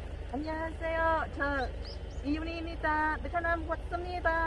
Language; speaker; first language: Korean; non-native, learner; Vietnamese